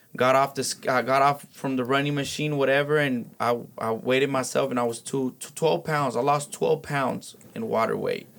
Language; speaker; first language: English; early bilingual, other home language; Spanish